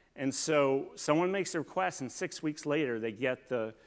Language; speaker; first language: English; native; English